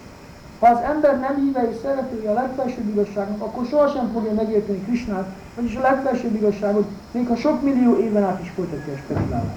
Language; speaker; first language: Hungarian; native; Hungarian